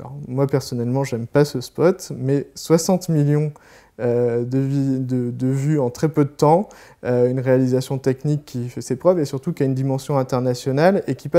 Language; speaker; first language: French; native; French